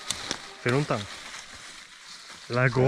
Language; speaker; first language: French; native; French